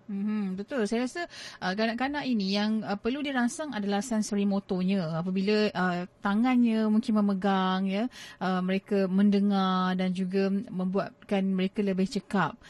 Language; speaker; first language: Malay; native; Malay